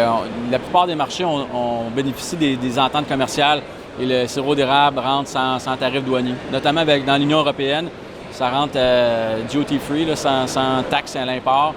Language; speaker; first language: French; native; French